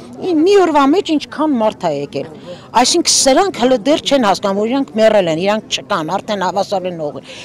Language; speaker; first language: Armenian; native; Armenian